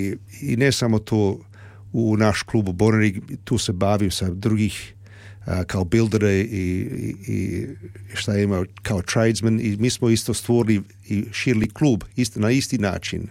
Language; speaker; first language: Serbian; early bilingual, heritage; Serbian